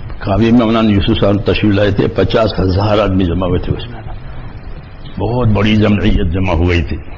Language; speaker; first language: Urdu; non-native, local second language; Gujarati